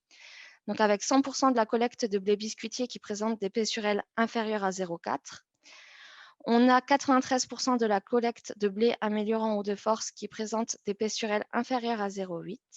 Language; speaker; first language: French; native; French